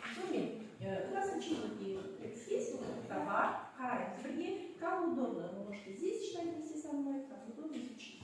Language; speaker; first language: Russian; non-native, local second language; Kazakh